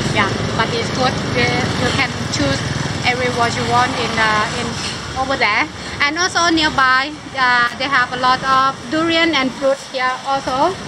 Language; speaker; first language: English; non-native, local second language; Thai